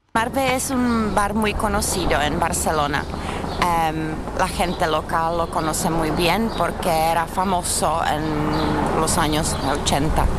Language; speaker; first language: Spanish; non-native, learner; Czech